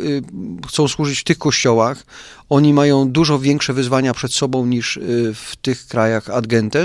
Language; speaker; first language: Polish; native; Polish